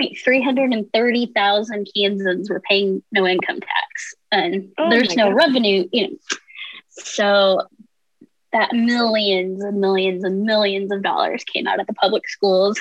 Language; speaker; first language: English; native; English